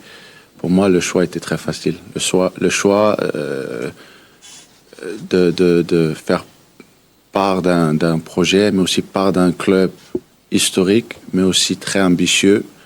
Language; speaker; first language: French; early bilingual, heritage; Danish